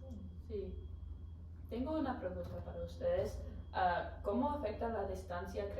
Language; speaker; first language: Spanish; non-native, learner; English